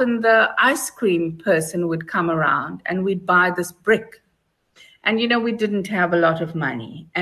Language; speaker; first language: English; native; English